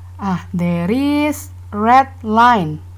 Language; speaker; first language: English; non-native, learner; Indonesian